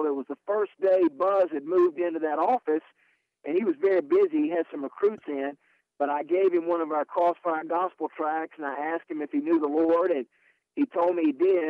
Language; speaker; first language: English; native; English